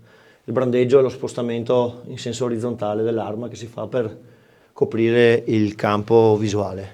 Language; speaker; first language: Italian; native; Italian